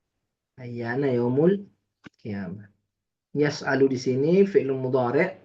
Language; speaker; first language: Arabic; non-native, fluent; Indonesian